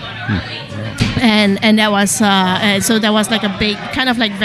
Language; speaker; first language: English; non-native, local second language; Cantonese